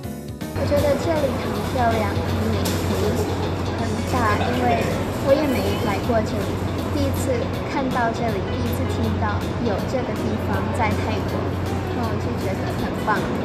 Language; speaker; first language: Chinese; non-native, fluent; Thai